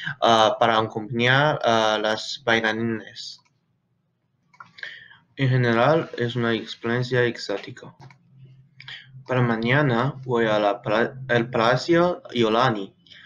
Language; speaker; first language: Spanish; non-native, learner; English